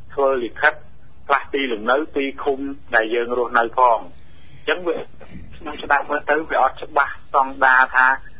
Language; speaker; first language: Khmer; native; Khmer